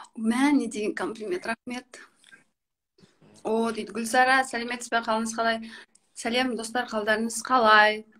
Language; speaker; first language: Kazakh; native; Kazakh